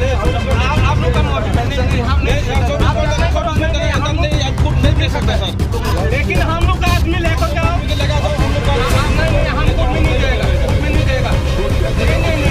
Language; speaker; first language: Hindi; non-native, local second language; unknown